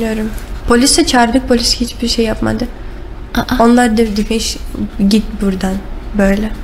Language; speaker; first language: Turkish; non-native, learner; Russian